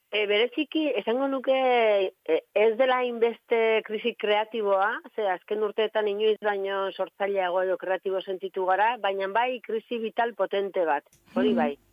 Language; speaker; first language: Basque; native; Basque